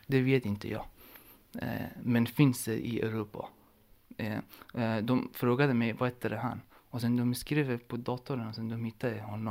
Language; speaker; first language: Swedish; non-native, learner; Persian